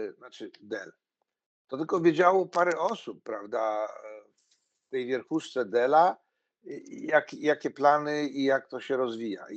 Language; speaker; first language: Polish; native; Polish